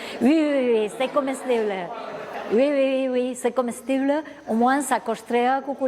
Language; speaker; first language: French; non-native, fluent; Spanish